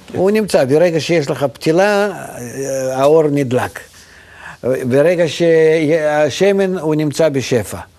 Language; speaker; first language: Hebrew; non-native, fluent; Russian